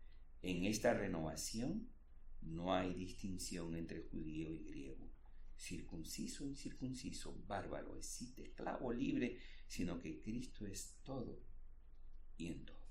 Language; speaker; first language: Spanish; native; Spanish